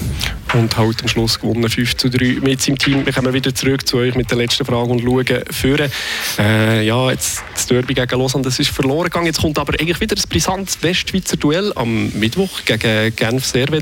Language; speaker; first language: German; native; German